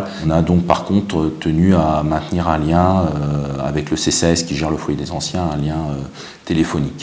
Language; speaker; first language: French; native; French